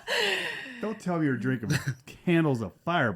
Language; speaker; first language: English; native; English